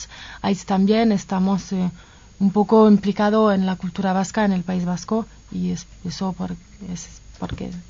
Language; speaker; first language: Spanish; non-native, fluent; French